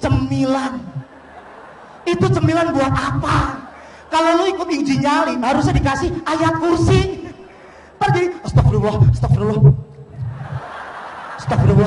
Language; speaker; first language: Indonesian; native; Indonesian